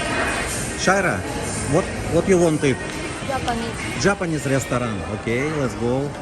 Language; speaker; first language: English; non-native, learner; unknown